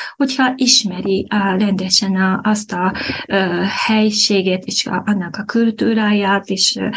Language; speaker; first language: Hungarian; non-native, fluent; Japanese